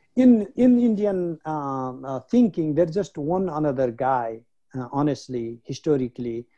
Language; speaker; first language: English; non-native, local second language; Nepali